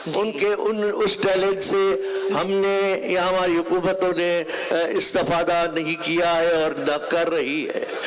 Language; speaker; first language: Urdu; non-native, local second language; Sindhi